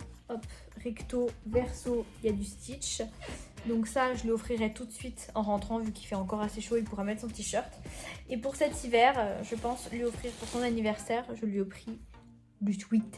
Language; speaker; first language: French; native; French